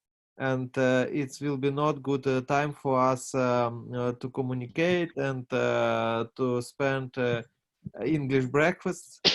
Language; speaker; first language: English; non-native, learner; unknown